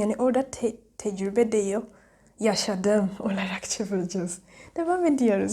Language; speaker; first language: Turkish; non-native, fluent; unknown